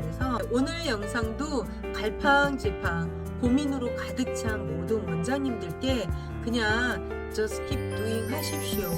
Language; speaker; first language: Korean; native; Korean